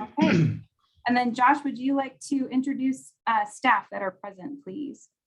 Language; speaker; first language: English; native; English